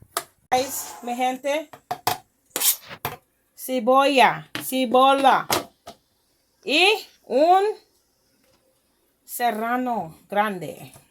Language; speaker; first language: Spanish; non-native, learner; English